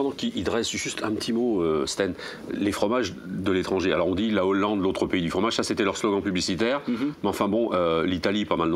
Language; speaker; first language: French; native; French